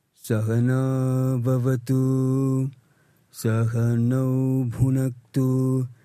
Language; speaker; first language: Portuguese; non-native, learner; English